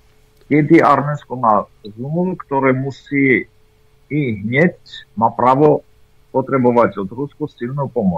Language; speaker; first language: Slovak; non-native, fluent; Armenian